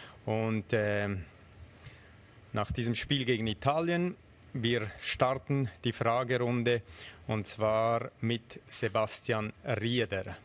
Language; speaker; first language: German; native; German